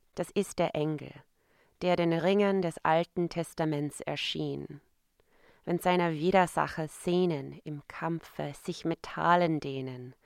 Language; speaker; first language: German; non-native, fluent; English